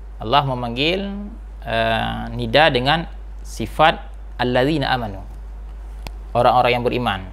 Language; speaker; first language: Malay; non-native, local second language; Achinese